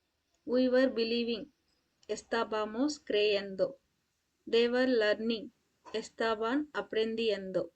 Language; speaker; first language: Spanish; non-native, fluent; Telugu